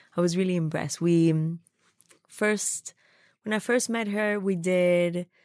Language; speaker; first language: English; non-native, fluent; Spanish